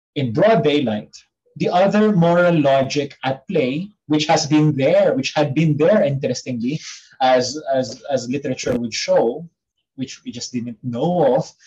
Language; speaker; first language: English; non-native, local second language; Filipino